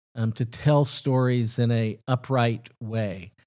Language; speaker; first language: English; native; English